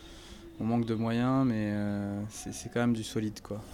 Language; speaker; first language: French; native; French